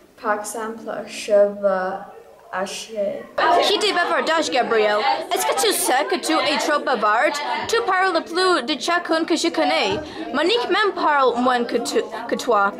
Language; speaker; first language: French; non-native, learner; English